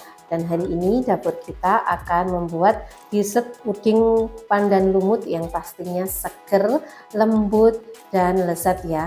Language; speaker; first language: Indonesian; native; Indonesian